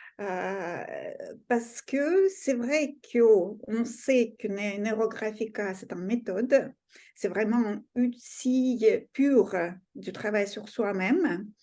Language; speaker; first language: French; non-native, fluent; Russian